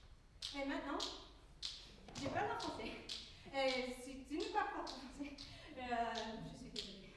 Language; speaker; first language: French; non-native, learner; English